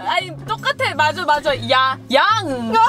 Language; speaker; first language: Korean; early bilingual, heritage; English